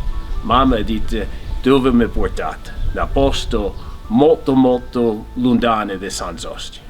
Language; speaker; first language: Italian; early bilingual, heritage; Italian